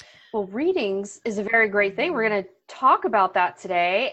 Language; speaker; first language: English; native; English